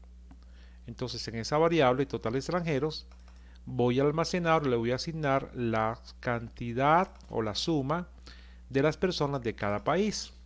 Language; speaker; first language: Spanish; native; Spanish